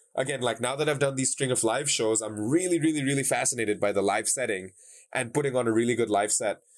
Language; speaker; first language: English; non-native, local second language; Bangla